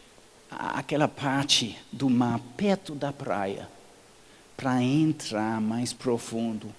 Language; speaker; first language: Portuguese; non-native, fluent; English